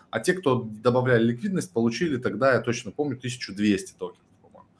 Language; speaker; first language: Russian; native; Russian